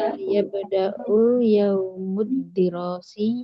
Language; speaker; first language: Arabic; non-native, learner; Indonesian